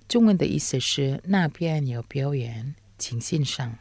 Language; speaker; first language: Chinese; non-native, fluent; Indonesian